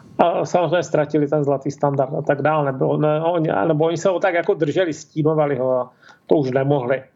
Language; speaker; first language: Czech; native; Czech